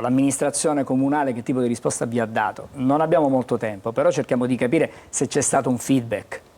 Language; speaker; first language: Italian; native; Italian